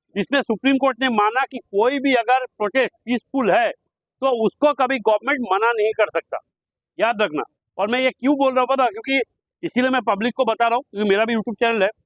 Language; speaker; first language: Hindi; non-native, local second language; Bangla